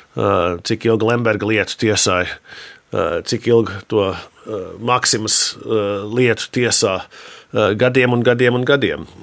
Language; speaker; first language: Latvian; early bilingual, heritage; Latvian